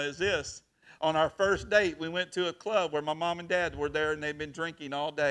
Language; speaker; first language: English; native; English